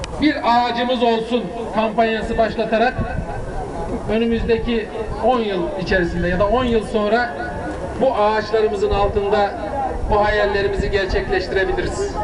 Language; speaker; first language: Turkish; native; Turkish